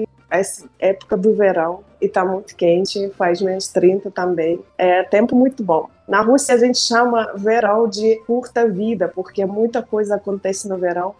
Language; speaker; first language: Portuguese; non-native, fluent; Russian